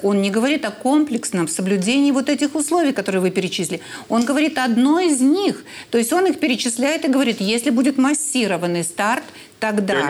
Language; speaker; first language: Russian; native; Russian